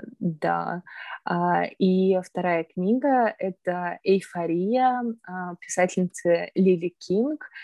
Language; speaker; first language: Russian; native; Russian